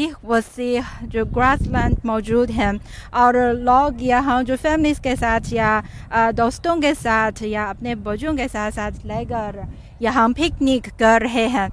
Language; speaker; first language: Hindi; non-native, fluent; Chinese